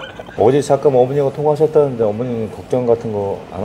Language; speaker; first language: Korean; native; Korean